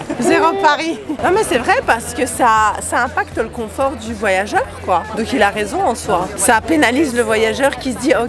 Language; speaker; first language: French; native; French